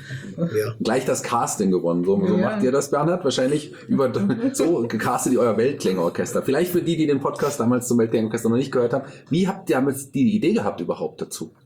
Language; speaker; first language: German; native; German